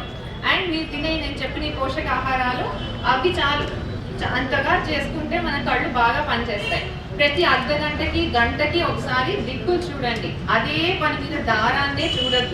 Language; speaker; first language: Telugu; native; Telugu